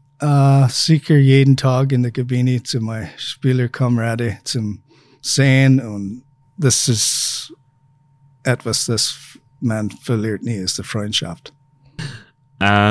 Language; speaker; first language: German; non-native, fluent; English